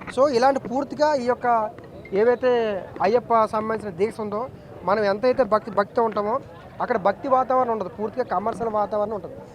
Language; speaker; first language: Telugu; native; Telugu